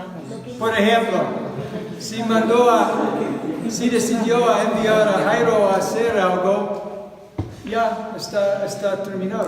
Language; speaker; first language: Spanish; non-native, fluent; English